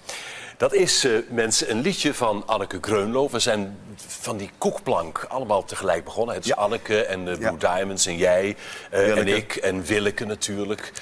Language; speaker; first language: Dutch; native; Dutch